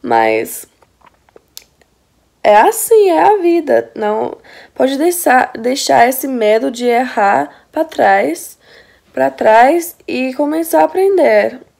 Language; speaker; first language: Portuguese; non-native, fluent; English